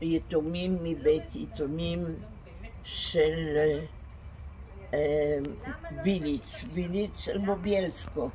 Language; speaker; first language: Hebrew; non-native, fluent; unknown